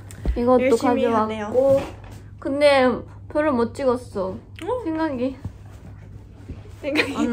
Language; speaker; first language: Korean; non-native, fluent; Japanese